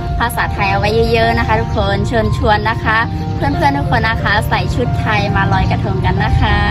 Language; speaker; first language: Thai; non-native, local second language; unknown